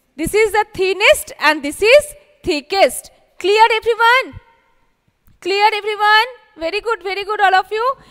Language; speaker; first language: English; non-native, local second language; Bangla